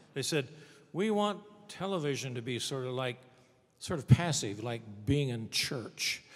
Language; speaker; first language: English; native; English